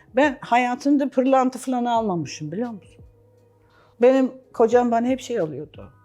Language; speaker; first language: Turkish; non-native, fluent; English